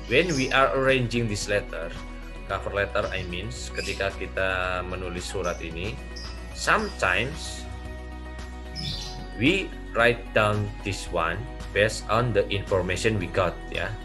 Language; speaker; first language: English; non-native, learner; Indonesian